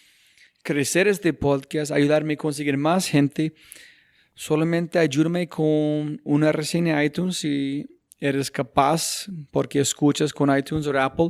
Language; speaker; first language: Spanish; non-native, fluent; English